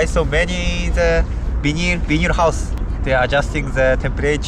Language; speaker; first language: English; non-native, learner; Japanese